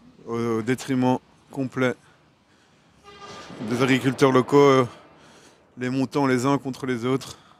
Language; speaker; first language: French; native; French